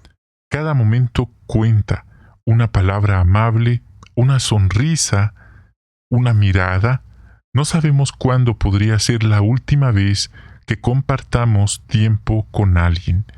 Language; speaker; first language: Spanish; native; Spanish